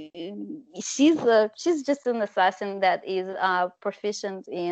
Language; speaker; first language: English; non-native, fluent; Russian